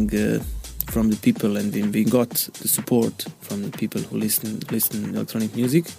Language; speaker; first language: English; non-native, learner; Bosnian